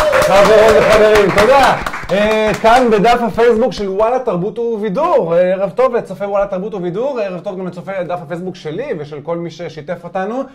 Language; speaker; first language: Hebrew; native; Hebrew